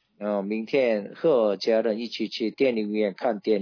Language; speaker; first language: Chinese; non-native, learner; Korean